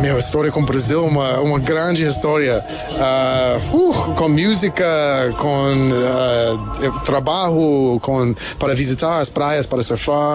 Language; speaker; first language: Portuguese; non-native, learner; English